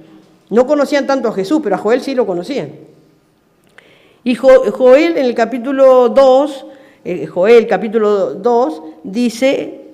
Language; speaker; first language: Spanish; native; Spanish